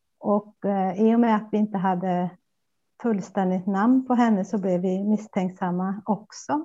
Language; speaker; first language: Swedish; early bilingual, other home language; Spanish